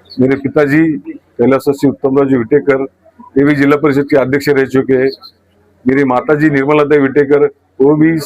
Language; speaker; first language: Hindi; non-native, local second language; Marathi